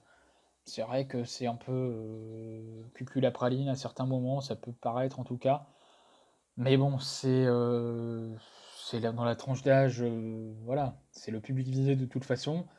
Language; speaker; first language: French; native; French